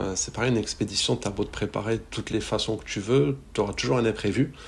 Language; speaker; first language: French; native; French